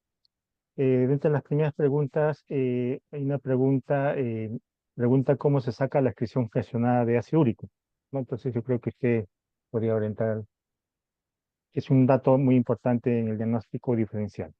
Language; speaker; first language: Spanish; native; Spanish